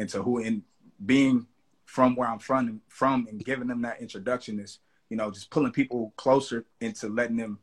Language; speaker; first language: English; native; English